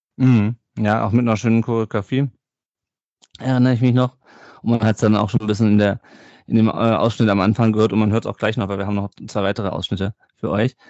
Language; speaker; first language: German; native; German